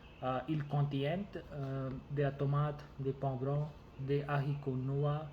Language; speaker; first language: French; non-native, learner; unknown